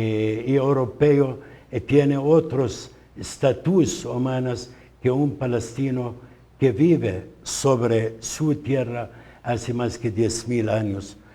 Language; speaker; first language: Spanish; non-native, fluent; Arabic